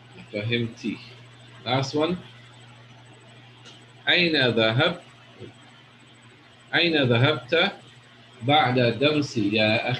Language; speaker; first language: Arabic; non-native, fluent; English